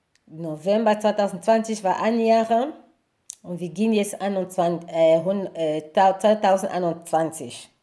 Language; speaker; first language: German; non-native, learner; Lingala